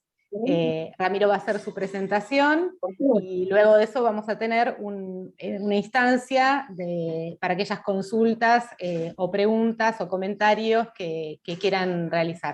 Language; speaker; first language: Spanish; native; Spanish